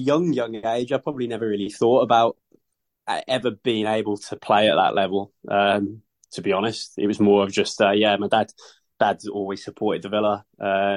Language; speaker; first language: English; native; English